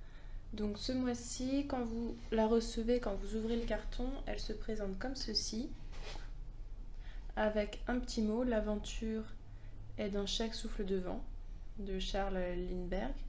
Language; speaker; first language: French; native; French